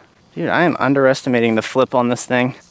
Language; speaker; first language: English; native; English